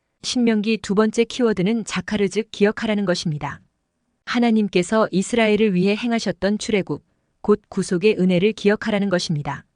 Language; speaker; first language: Korean; native; Korean